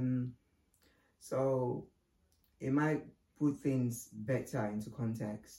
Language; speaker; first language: English; non-native, local second language; Yoruba